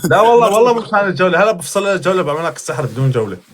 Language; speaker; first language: Arabic; native; Arabic